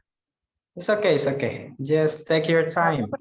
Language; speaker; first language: English; non-native, fluent; Indonesian